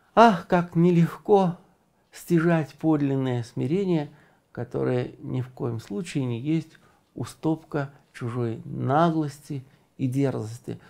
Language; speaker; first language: Russian; native; Russian